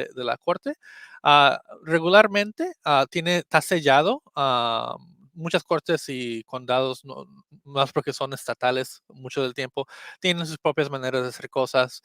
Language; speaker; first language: Spanish; early bilingual, heritage; Spanish